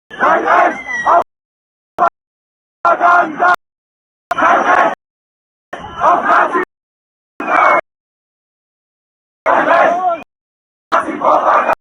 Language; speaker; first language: German; native; German